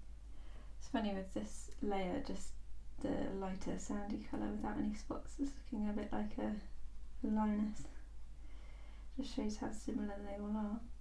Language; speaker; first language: English; native; English